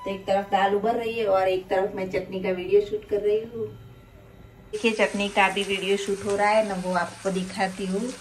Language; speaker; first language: Hindi; non-native, local second language; Gujarati